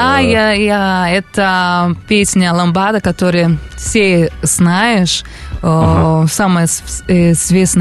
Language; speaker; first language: Russian; non-native, learner; Portuguese